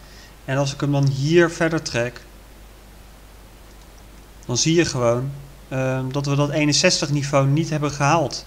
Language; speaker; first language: Dutch; native; Dutch